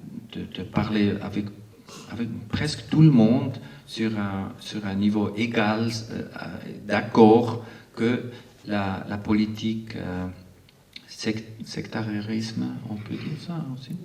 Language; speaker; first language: French; non-native, local second language; Arabic